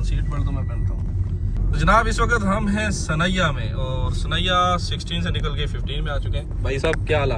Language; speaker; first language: Hindi; native; Hindi